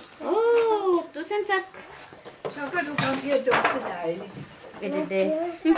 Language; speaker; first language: Danish; non-native, learner; Filipino